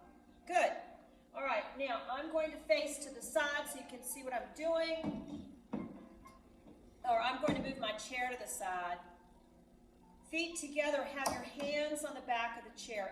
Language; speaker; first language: English; native; English